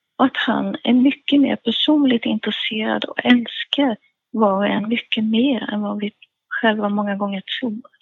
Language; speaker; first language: Swedish; native; Swedish